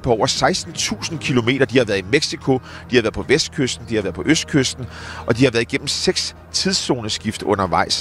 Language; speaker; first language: Danish; native; Danish